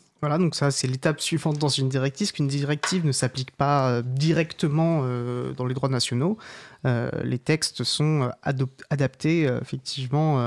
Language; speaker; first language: French; native; French